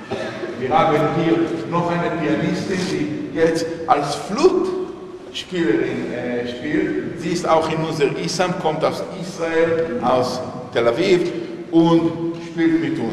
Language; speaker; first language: German; non-native, fluent; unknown